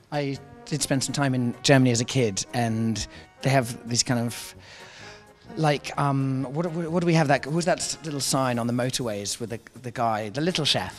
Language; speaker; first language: English; native; English